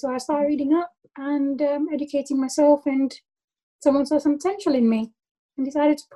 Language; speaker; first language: English; non-native, local second language; Tamil